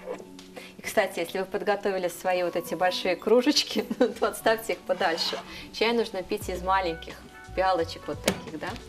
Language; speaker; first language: Russian; native; Russian